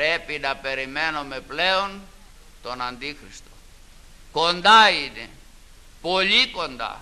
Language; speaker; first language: Greek; native; Greek